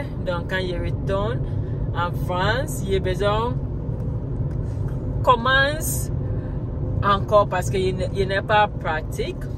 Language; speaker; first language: French; non-native, learner; Akan